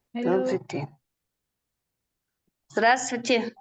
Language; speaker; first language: Russian; non-native, learner; Tajik